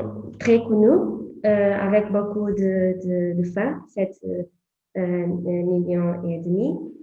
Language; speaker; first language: French; non-native, learner; Portuguese